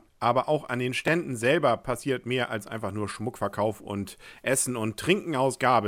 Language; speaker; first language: German; native; German